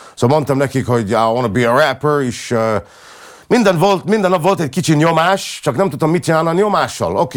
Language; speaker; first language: Hungarian; non-native, learner; English